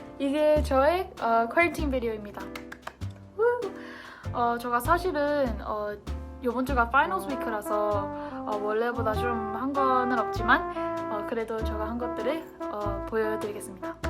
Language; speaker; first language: Korean; early bilingual, heritage; Korean